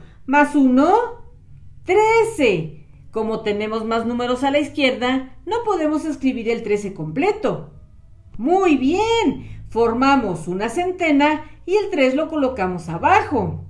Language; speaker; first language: Spanish; native; Spanish